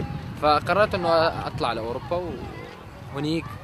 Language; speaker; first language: Arabic; native; Arabic